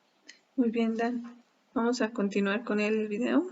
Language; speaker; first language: Spanish; native; Spanish